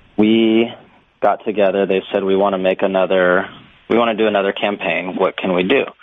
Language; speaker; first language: English; native; English